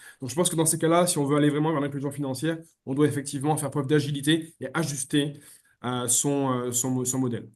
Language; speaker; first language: French; native; French